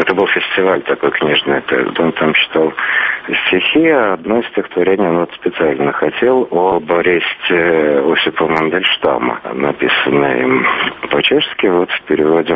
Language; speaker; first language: Russian; native; Russian